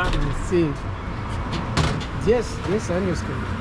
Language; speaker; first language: Spanish; non-native, learner; Haitian Creole